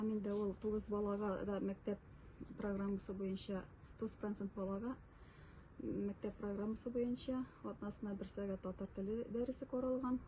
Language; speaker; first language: Tatar; native; Tatar